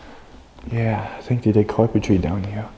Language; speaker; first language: English; native; English